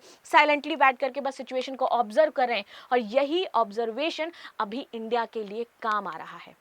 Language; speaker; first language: Hindi; native; Hindi